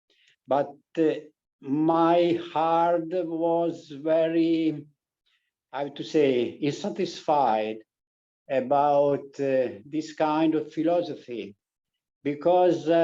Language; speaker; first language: English; non-native, learner; Italian